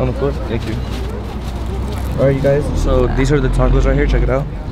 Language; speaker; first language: English; early bilingual, other home language; Spanish